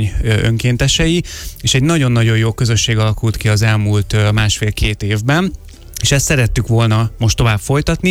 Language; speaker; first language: Hungarian; native; Hungarian